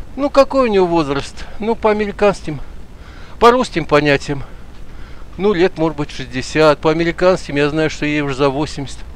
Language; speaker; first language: Russian; native; Russian